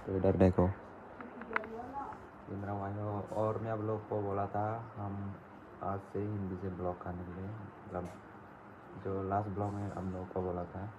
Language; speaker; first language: Hindi; non-native, learner; Kok Borok